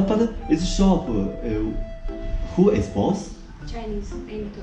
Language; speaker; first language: English; non-native, learner; Chinese